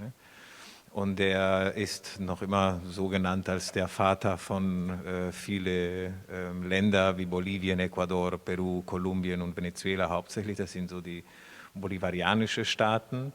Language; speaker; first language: German; non-native, fluent; Spanish